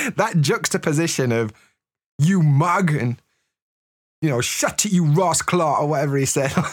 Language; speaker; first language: English; native; English